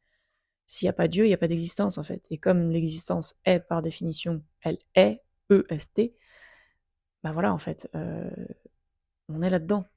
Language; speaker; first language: French; native; French